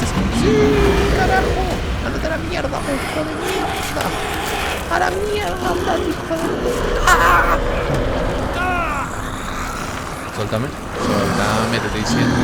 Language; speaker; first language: Spanish; native; Spanish